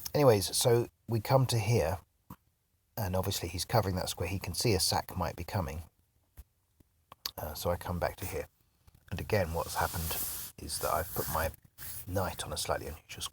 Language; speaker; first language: English; native; English